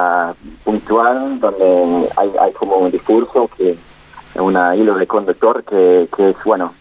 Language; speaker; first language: Spanish; non-native, fluent; English